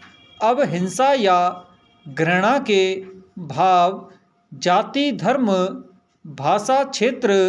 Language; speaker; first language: Hindi; native; Hindi